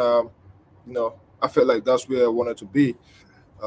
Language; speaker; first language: English; non-native, local second language; Igbo